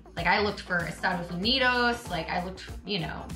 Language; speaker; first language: English; native; English